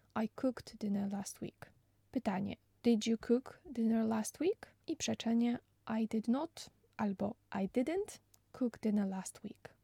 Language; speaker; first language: English; non-native, fluent; Polish